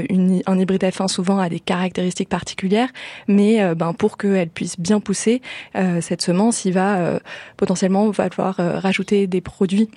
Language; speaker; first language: French; native; French